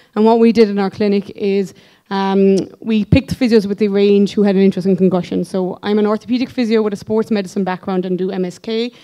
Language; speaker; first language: English; native; English